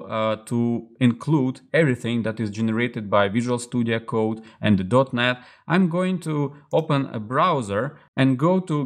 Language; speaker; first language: English; non-native, fluent; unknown